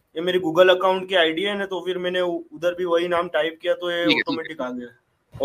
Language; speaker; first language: Hindi; non-native, local second language; Gujarati